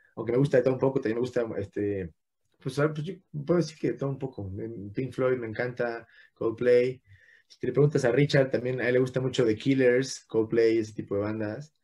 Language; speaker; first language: Spanish; native; Spanish